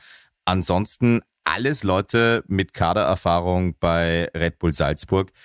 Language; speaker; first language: German; native; German